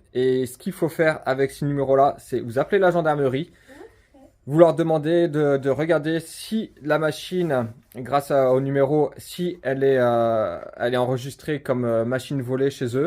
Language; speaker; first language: French; native; French